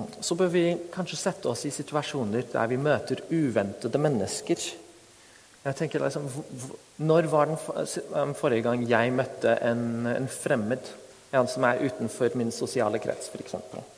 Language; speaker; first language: Norwegian; non-native, fluent; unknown